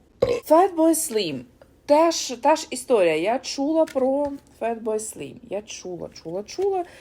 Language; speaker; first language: Ukrainian; non-native, local second language; Russian